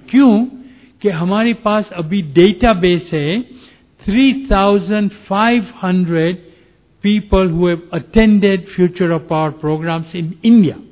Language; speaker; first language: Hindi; non-native, fluent; Gujarati